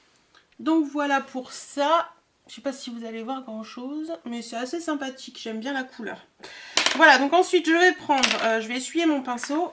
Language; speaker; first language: French; native; French